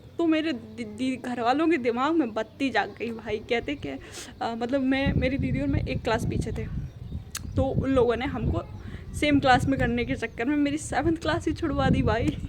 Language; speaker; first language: Hindi; native; Hindi